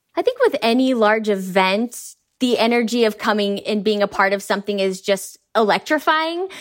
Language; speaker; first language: English; native; English